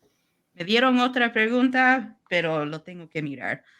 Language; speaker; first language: Spanish; non-native, learner; English